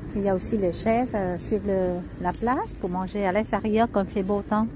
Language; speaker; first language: French; non-native, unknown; Vietnamese